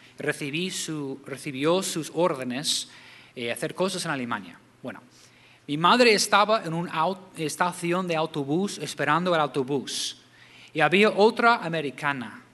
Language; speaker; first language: Spanish; non-native, fluent; English